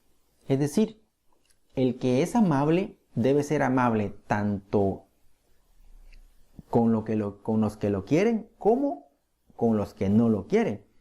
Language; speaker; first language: Spanish; native; Spanish